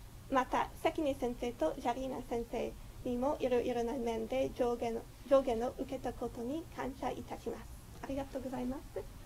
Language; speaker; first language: Japanese; non-native, fluent; English